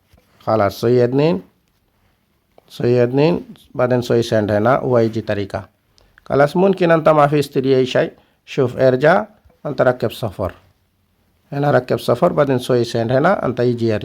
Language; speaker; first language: Arabic; non-native, learner; Bangla